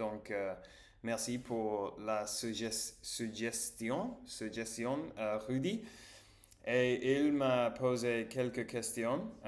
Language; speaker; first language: French; non-native, learner; English